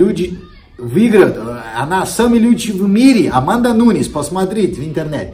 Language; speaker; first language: Russian; non-native, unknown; Portuguese